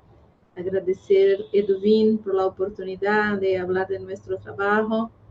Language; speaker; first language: Spanish; non-native, fluent; Portuguese